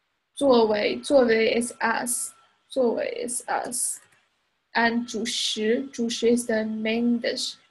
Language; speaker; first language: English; non-native, fluent; Chinese